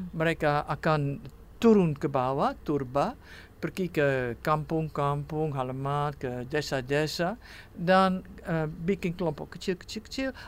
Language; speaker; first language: Indonesian; non-native, fluent; Dutch